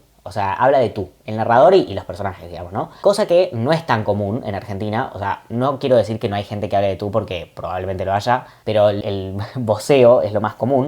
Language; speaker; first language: Spanish; native; Spanish